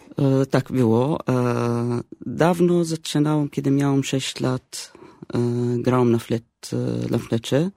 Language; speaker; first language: Polish; non-native, fluent; Arabic